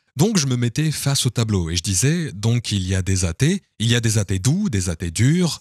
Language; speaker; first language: French; non-native, fluent; English